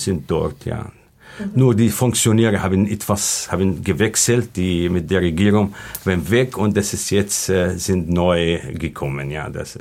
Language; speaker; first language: German; non-native, learner; Arabic